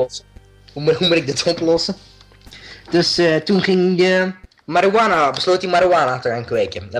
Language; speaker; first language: Dutch; native; Dutch